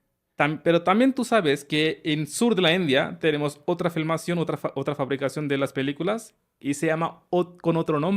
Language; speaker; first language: Spanish; non-native, fluent; Hindi